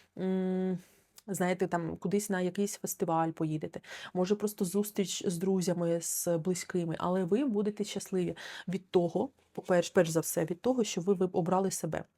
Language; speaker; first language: Ukrainian; non-native, local second language; Russian